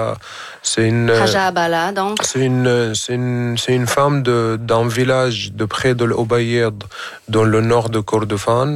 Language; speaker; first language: French; non-native, fluent; Arabic